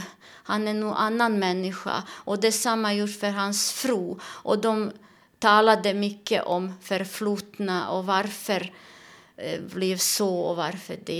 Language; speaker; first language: Swedish; non-native, learner; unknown